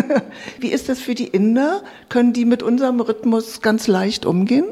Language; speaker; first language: German; native; German